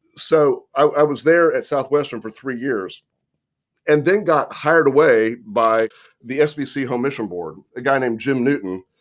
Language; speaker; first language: English; native; English